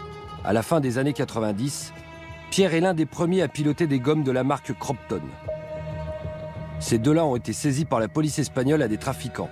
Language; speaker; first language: French; native; French